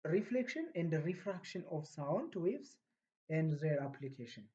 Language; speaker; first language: English; non-native, local second language; Amharic